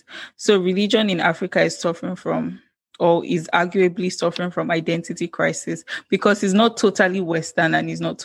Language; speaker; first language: English; non-native, local second language; Yoruba